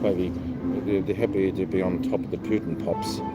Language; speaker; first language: English; native; English